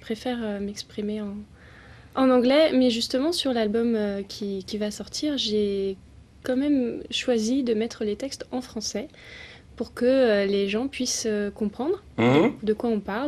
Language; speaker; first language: French; native; French